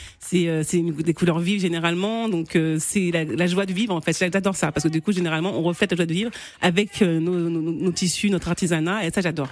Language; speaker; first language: French; native; French